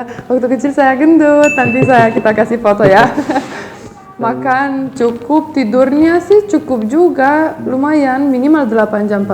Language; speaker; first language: Indonesian; non-native, fluent; Romanian